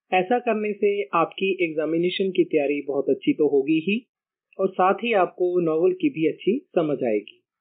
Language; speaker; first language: Hindi; non-native, local second language; Punjabi